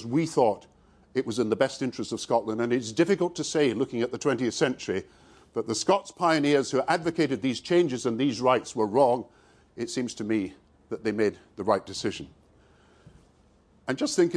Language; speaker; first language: English; native; English